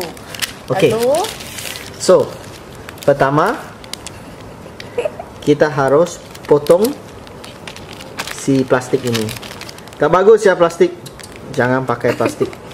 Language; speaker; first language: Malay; non-native, learner; English